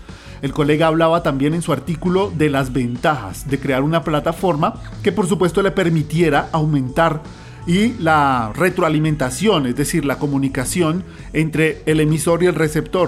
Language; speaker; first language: Spanish; native; Spanish